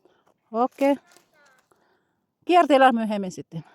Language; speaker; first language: Finnish; non-native, learner; Bikol